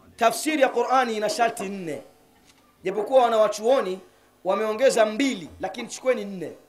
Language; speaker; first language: Swahili; native; Swahili